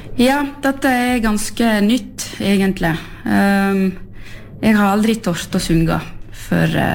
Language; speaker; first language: Norwegian; early bilingual, heritage; French